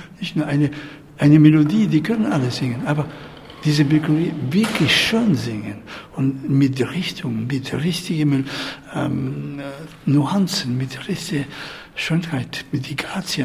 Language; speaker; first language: German; non-native, fluent; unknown